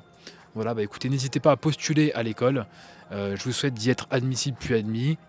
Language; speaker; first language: French; native; French